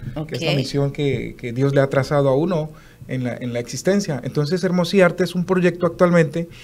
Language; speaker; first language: Spanish; native; Spanish